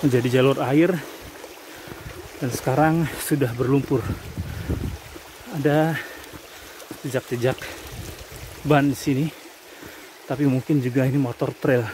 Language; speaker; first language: Indonesian; native; Indonesian